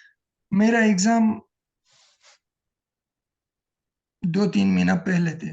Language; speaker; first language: Hindi; non-native, learner; Pashto